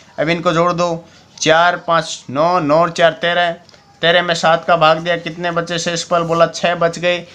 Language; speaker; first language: Hindi; native; Hindi